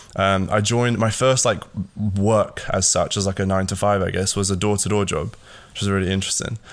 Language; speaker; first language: English; early bilingual, other home language; Latvian